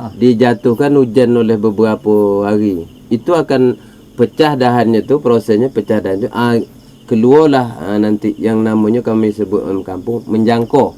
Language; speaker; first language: Malay; native; Malay